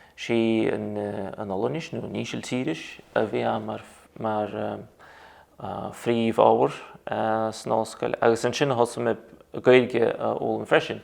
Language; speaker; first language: Irish; non-native, fluent; Russian